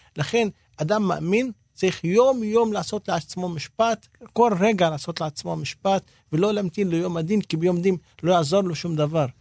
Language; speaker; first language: Hebrew; non-native, local second language; Arabic